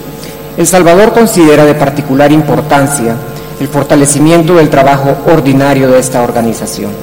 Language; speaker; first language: Spanish; native; Spanish